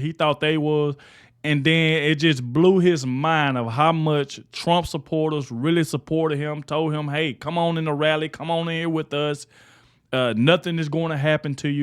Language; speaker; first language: English; native; English